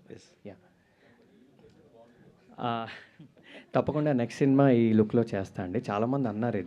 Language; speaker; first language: Telugu; native; Telugu